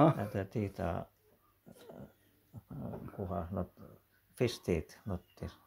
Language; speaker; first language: English; non-native, learner; Finnish